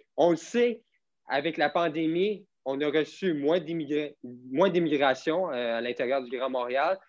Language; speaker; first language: French; native; French